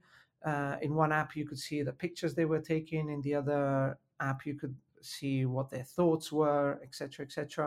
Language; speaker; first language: English; non-native, fluent; Italian